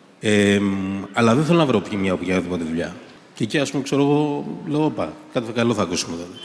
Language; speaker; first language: Greek; early bilingual, other home language; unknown